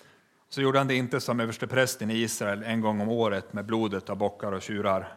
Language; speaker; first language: Swedish; native; Swedish